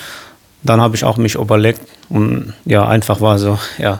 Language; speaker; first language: German; non-native, local second language; Kurdish